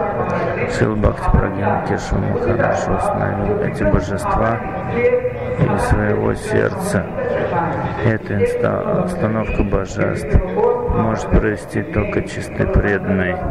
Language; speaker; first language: Russian; non-native, fluent; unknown